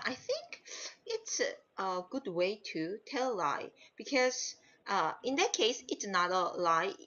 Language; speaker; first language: English; non-native, learner; Korean